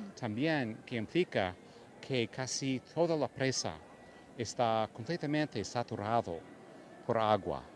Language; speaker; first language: Spanish; non-native, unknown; English